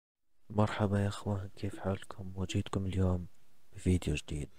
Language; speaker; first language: Arabic; native; Arabic